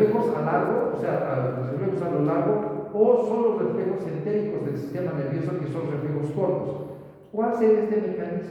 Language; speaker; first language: Spanish; native; Spanish